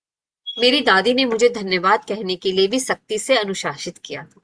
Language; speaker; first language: Hindi; native; Hindi